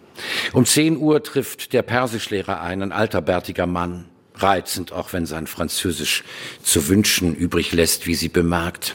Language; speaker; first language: German; native; German